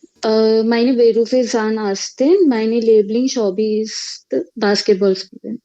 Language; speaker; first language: German; non-native, learner; Hindi